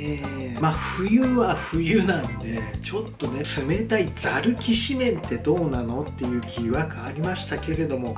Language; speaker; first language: Japanese; native; Japanese